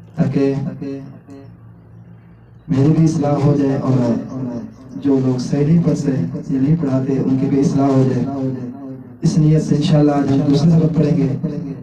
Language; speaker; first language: Urdu; non-native, local second language; Punjabi